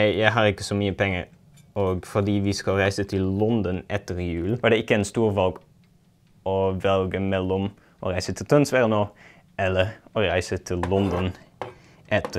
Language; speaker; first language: Norwegian; non-native, learner; Dutch